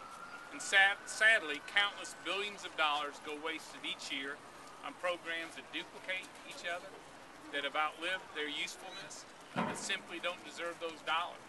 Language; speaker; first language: English; native; English